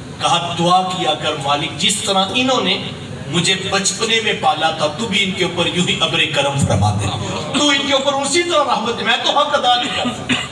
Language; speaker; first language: Urdu; non-native, local second language; Punjabi